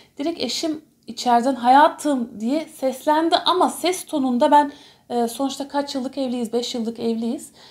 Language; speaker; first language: Turkish; early bilingual, heritage; Turkish